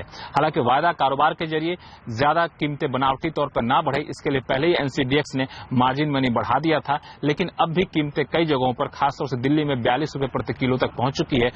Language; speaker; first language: Hindi; native; Hindi